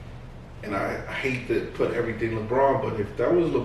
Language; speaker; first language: English; native; English